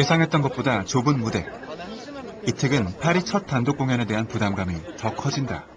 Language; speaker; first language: Korean; native; Korean